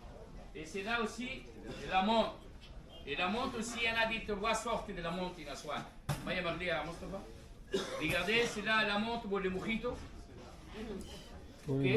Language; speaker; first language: French; non-native, learner; Arabic